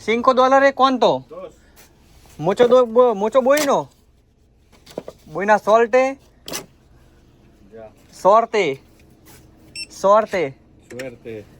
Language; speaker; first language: Spanish; non-native, learner; Gujarati